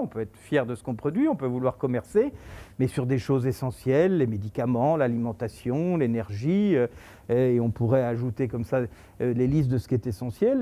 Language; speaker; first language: French; native; French